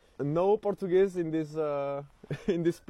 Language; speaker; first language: English; non-native, learner; French